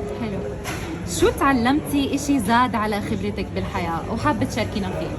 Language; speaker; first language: Arabic; native; Arabic